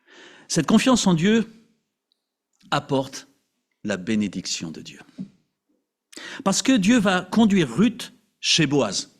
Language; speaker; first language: French; native; French